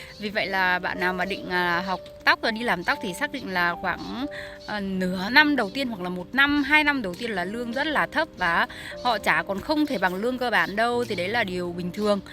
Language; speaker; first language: Vietnamese; native; Vietnamese